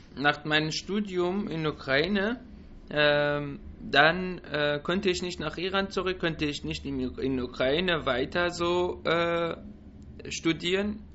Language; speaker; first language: German; non-native, learner; Persian